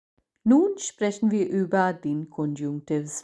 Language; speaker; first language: German; non-native, fluent; Hindi